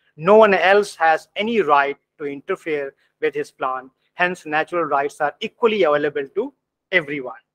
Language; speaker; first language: English; non-native, local second language; Hindi